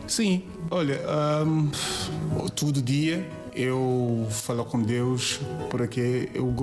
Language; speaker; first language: Portuguese; non-native, learner; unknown